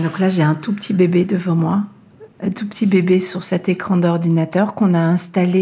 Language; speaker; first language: French; native; French